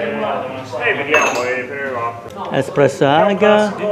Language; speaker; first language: Italian; non-native, learner; Korean